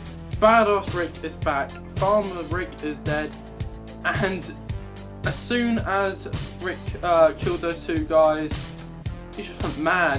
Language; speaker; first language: English; native; English